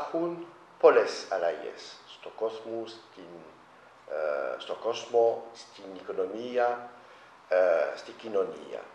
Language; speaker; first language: Greek; non-native, fluent; French